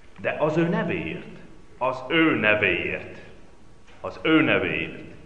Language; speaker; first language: Hungarian; native; Hungarian